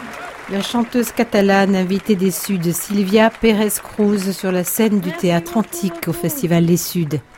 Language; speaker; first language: French; native; French